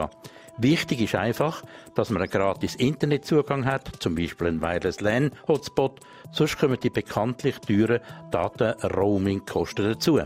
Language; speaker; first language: German; non-native, local second language; Swiss German